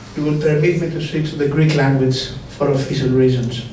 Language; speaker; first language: English; non-native, fluent; Greek